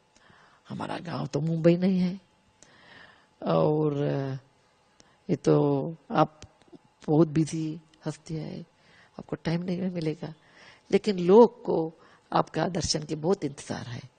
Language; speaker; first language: Hindi; non-native, local second language; Kannada